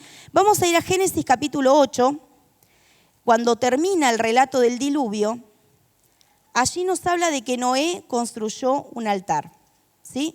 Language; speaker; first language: Spanish; native; Spanish